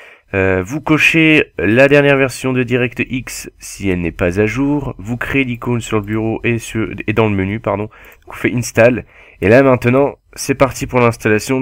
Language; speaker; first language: French; native; French